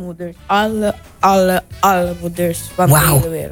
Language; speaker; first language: Dutch; non-native, local second language; Papiamento